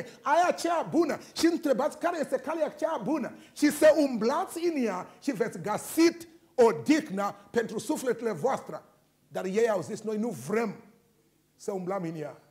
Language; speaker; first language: Romanian; non-native, learner; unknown